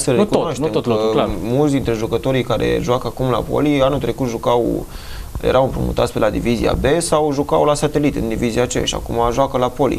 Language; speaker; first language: Romanian; native; Romanian